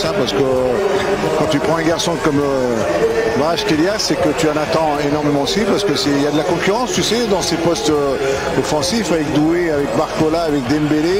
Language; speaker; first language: French; native; French